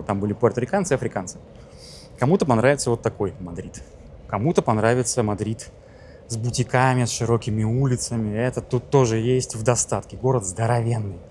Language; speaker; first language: Russian; native; Russian